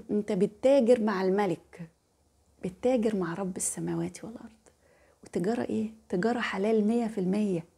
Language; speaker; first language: Arabic; native; Arabic